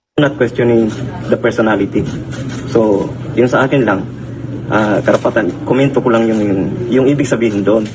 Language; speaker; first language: Filipino; non-native, local second language; Cebuano